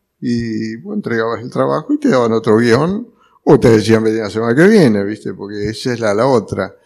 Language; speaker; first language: Spanish; early bilingual, other home language; Italian